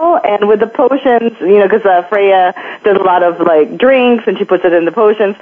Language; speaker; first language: English; non-native, local second language; Filipino